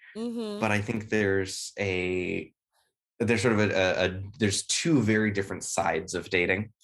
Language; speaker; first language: English; native; English